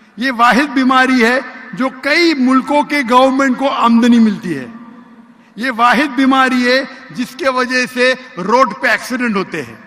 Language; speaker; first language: Urdu; non-native, local second language; Konkani